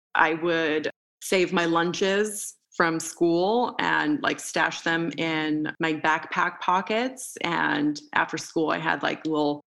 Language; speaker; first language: English; early bilingual, other home language; Romanian